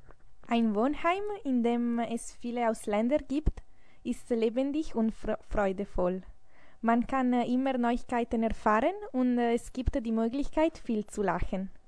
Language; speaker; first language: German; non-native, learner; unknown